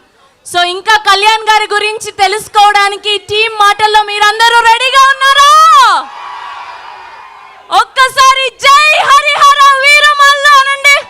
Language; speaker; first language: Telugu; native; Telugu